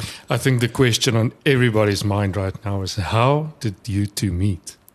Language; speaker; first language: English; non-native, local second language; Afrikaans